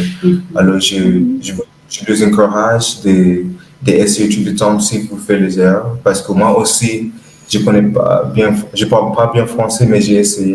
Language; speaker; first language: French; non-native, learner; English